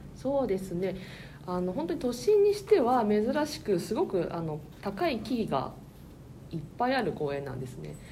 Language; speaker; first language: Japanese; native; Japanese